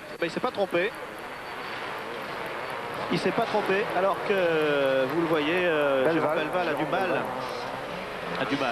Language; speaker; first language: French; native; French